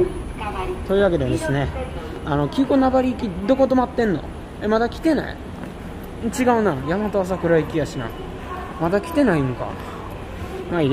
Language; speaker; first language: Japanese; native; Japanese